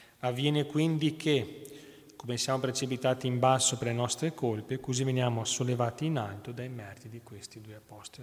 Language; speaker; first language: Italian; native; Italian